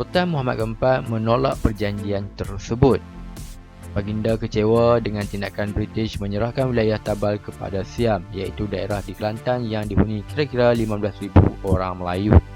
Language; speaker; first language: Malay; native; Malay